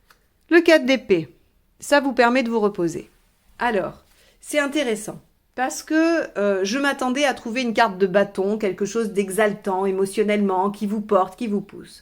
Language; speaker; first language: French; native; French